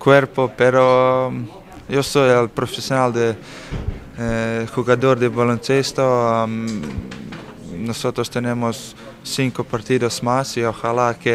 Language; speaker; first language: Spanish; non-native, fluent; Slovenian